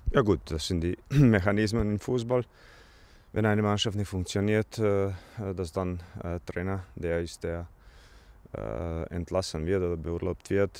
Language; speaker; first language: German; non-native, fluent; Croatian